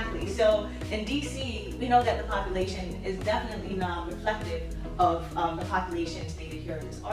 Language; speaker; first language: English; native; English